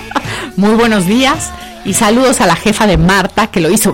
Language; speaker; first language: Spanish; native; Spanish